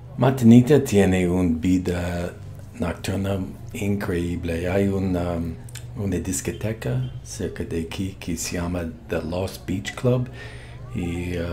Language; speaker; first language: Spanish; non-native, learner; English